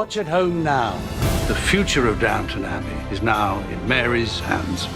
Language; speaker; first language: English; native; English